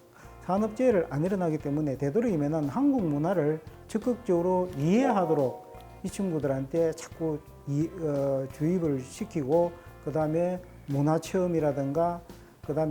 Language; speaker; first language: Korean; native; Korean